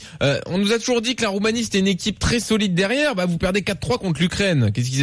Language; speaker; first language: French; native; French